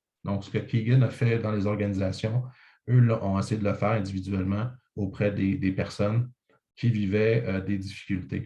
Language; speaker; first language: French; native; French